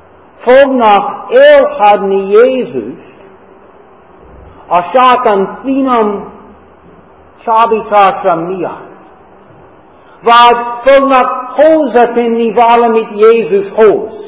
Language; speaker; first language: Hungarian; non-native, fluent; English